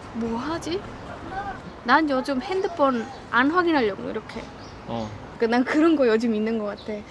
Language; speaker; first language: Korean; non-native, fluent; Estonian